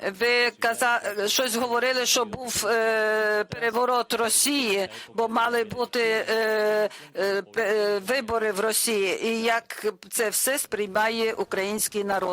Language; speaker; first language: Ukrainian; early bilingual, heritage; Ukrainian